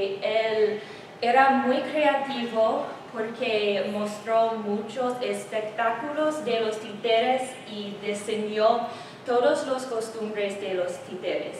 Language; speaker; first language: Spanish; non-native, learner; English